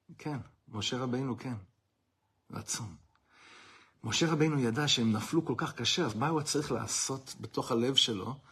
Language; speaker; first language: Hebrew; non-native, fluent; English